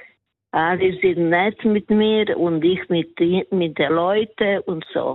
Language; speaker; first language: German; non-native, learner; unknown